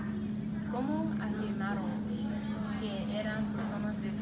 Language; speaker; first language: Spanish; non-native, learner; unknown